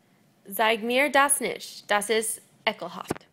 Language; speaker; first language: German; non-native, learner; English